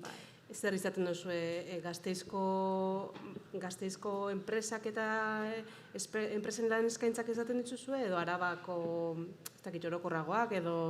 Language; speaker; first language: Basque; native; Basque